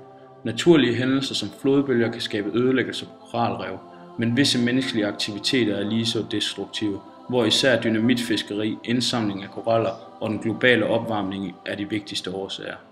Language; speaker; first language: Danish; native; Danish